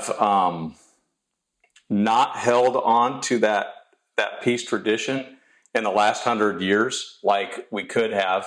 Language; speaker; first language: English; native; English